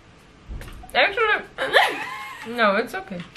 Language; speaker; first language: English; non-native, learner; Russian